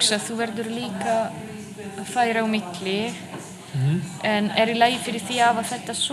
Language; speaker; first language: Icelandic; non-native, fluent; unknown